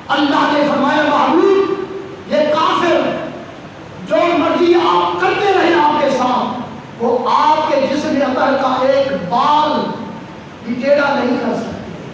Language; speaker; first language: Urdu; non-native, local second language; Punjabi